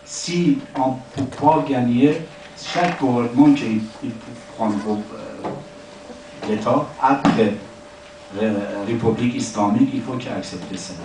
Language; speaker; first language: French; non-native, learner; Persian